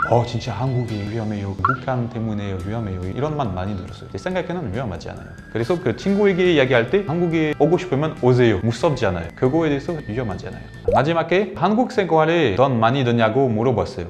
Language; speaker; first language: Korean; non-native, learner; French